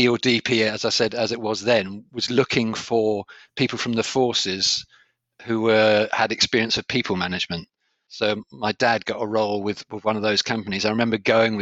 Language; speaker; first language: English; native; English